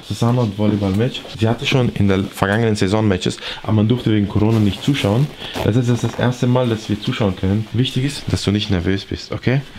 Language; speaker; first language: German; early bilingual, other home language; Persian